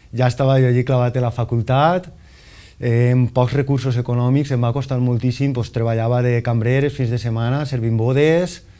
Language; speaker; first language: Catalan; native; Catalan